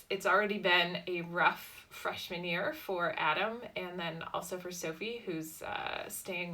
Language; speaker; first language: English; native; English